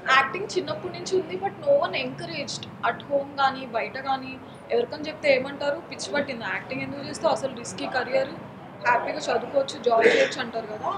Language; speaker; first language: Telugu; non-native, local second language; Marathi